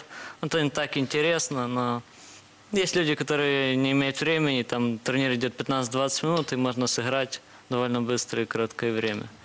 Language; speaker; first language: Russian; native; Russian